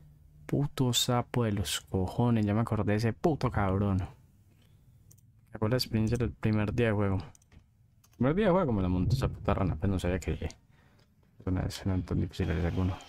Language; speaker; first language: Spanish; native; Spanish